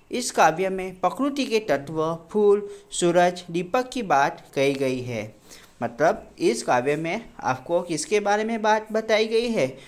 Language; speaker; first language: Hindi; non-native, local second language; Gujarati